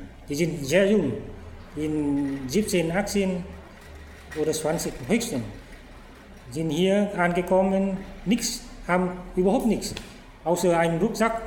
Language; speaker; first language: German; non-native, fluent; Vietnamese